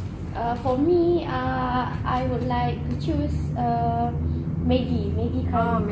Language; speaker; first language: English; non-native, learner; Malay